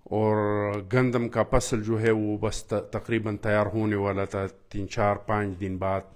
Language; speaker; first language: Urdu; non-native, local second language; Pashto